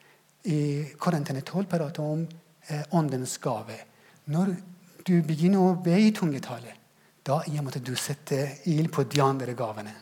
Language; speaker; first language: Norwegian; non-native, fluent; Persian